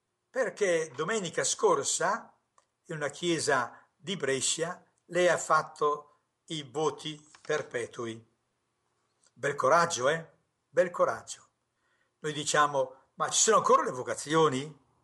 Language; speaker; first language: Italian; native; Italian